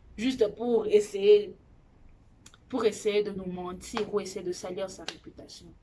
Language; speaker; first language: French; non-native, local second language; Lingala